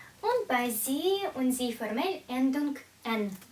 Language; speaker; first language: German; non-native, fluent; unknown